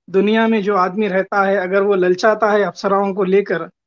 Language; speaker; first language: Hindi; native; Hindi